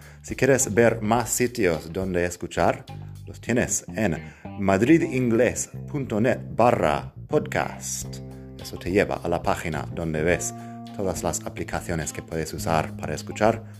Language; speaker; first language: Spanish; non-native, fluent; English